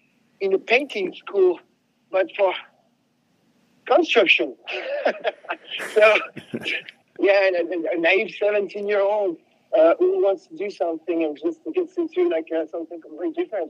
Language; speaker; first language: English; non-native, fluent; French